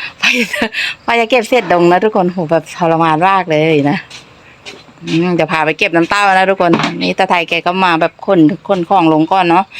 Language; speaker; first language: Thai; non-native, local second language; Northeastern Thai